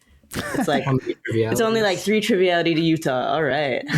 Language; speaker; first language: English; native; English